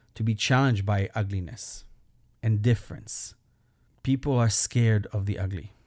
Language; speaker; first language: English; non-native, fluent; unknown